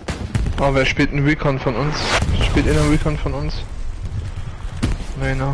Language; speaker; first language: German; native; German